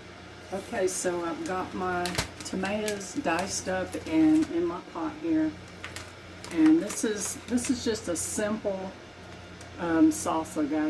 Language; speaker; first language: English; native; English